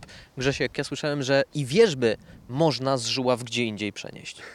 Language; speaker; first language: Polish; native; Polish